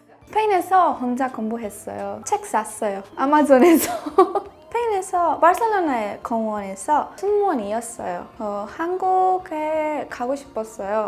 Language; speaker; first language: Korean; non-native, learner; Spanish